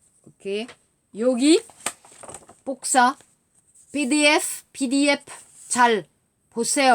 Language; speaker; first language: Korean; non-native, learner; French